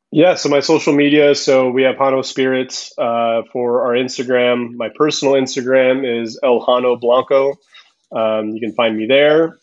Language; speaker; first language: English; early bilingual, other home language; Spanish